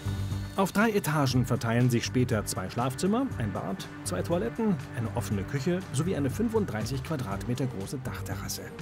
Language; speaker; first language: German; native; German